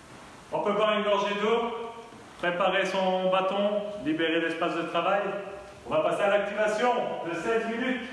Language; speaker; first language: French; native; French